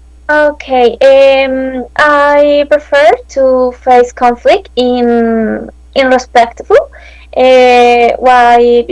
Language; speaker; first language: English; non-native, learner; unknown